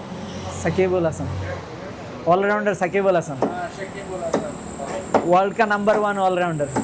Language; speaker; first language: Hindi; non-native, learner; Bangla